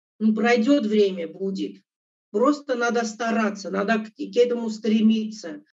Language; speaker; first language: Russian; non-native, local second language; Armenian